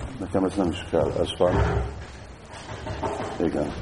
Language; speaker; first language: Hungarian; early bilingual, heritage; Hungarian